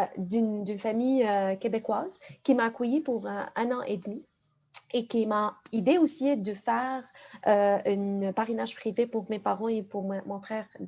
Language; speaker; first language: French; non-native, fluent; Arabic